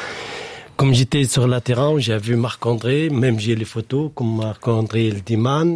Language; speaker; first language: French; non-native, learner; Arabic